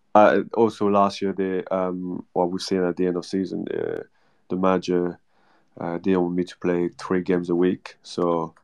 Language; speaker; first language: English; non-native, fluent; French